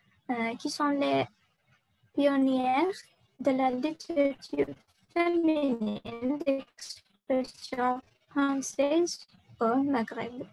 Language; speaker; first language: French; non-native, learner; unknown